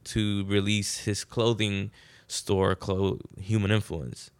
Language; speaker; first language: English; non-native, fluent; Spanish